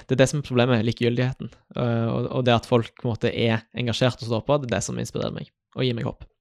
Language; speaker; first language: Norwegian; native; Norwegian